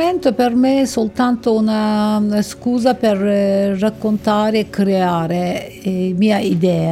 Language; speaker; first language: Italian; non-native, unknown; Turkish